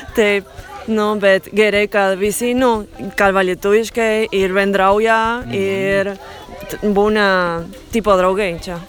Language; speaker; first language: Lithuanian; non-native, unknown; Spanish